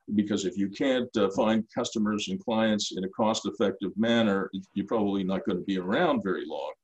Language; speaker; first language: English; native; English